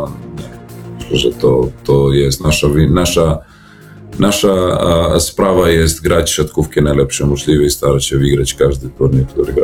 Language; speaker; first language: Polish; non-native, learner; Serbian